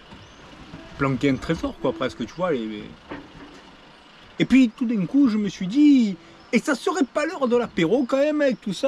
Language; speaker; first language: French; native; French